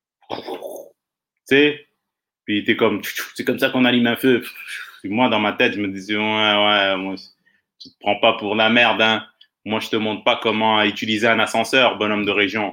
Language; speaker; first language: French; native; French